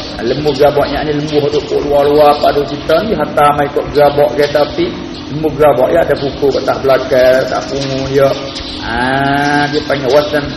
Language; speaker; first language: Malay; native; Malay